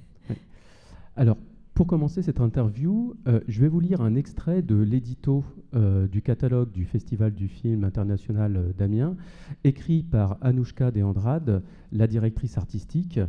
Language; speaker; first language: French; native; French